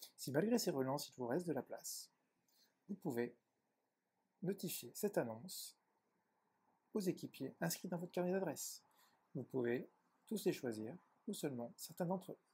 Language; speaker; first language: French; native; French